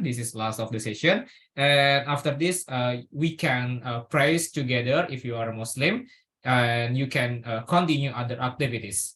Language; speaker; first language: English; non-native, learner; Indonesian